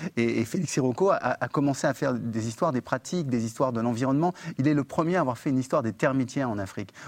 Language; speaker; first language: French; native; French